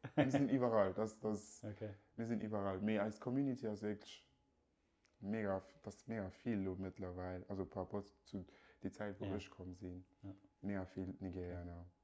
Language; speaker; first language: Luxembourgish; early bilingual, other home language; Yoruba